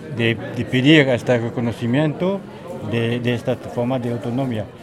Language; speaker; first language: Spanish; non-native, fluent; French